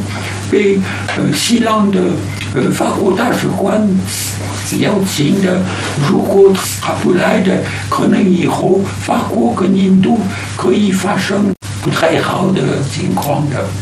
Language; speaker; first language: Chinese; non-native, fluent; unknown